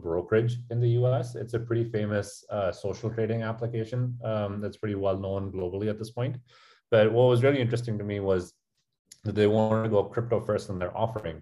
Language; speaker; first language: English; non-native, local second language; Urdu